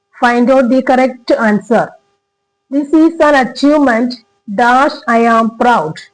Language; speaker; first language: English; non-native, local second language; Malayalam